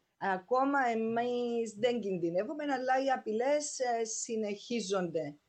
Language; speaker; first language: Greek; native; Greek